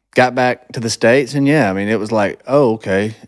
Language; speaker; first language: English; native; English